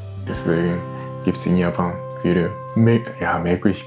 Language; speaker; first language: German; non-native, fluent; Japanese